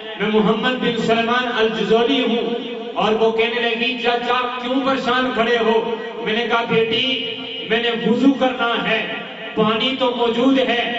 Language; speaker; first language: Urdu; non-native, local second language; Punjabi